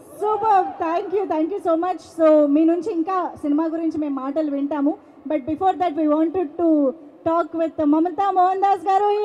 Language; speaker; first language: Telugu; native; Telugu